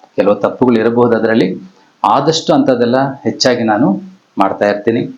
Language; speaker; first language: Kannada; non-native, local second language; Telugu